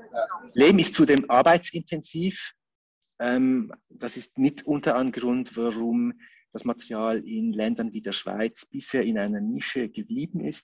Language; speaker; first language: German; native; German